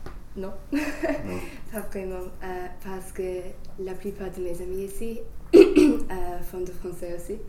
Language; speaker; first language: French; non-native, fluent; English